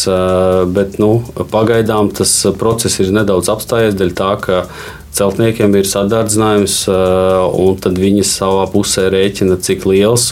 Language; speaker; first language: Latvian; non-native, local second language; Russian